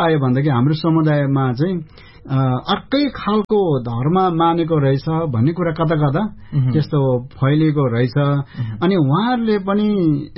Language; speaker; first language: Nepali; non-native, local second language; Eastern Tamang